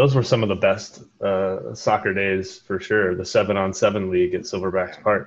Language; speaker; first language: English; native; English